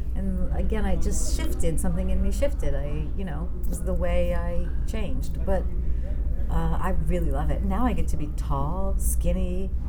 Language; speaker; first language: English; native; English